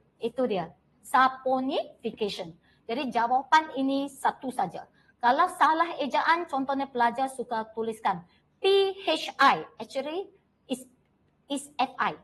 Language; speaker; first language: Malay; non-native, local second language; Chinese